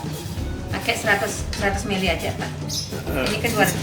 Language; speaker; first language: Indonesian; native; Indonesian